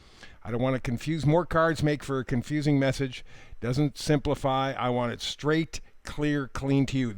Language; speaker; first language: English; native; English